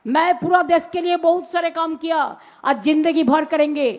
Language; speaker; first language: Hindi; non-native, local second language; Bangla